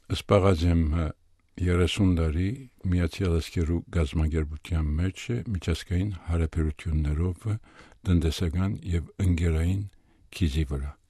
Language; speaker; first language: Armenian; early bilingual, heritage; Armenian